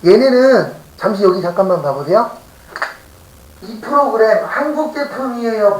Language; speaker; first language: Korean; native; Korean